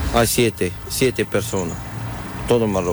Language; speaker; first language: Spanish; non-native, learner; Arabic